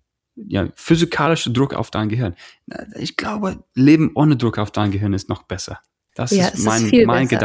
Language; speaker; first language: German; non-native, fluent; English